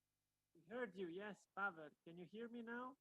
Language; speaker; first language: English; non-native, learner; Italian